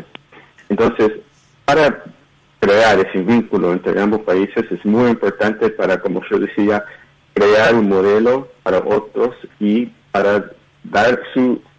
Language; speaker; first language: Spanish; early bilingual, heritage; Spanish